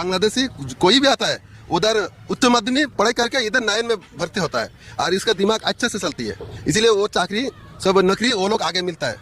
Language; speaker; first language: Hindi; non-native, local second language; Bangla